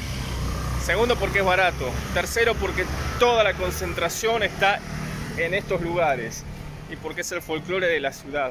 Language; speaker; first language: Spanish; native; Spanish